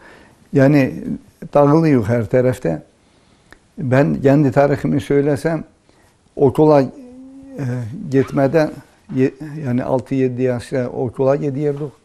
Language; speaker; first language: Turkish; early bilingual, heritage; Turkish